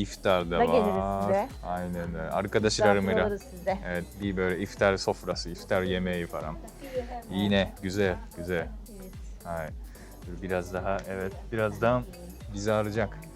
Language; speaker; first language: Turkish; non-native, fluent; Japanese